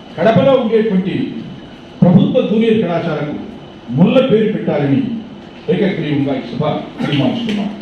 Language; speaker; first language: Telugu; native; Telugu